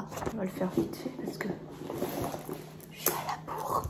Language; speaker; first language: French; non-native, fluent; Vietnamese